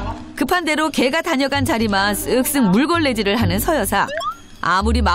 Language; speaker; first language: Korean; native; Korean